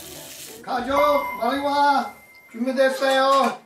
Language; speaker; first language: Korean; non-native, learner; English